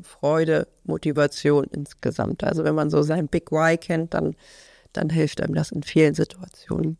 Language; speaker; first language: German; native; German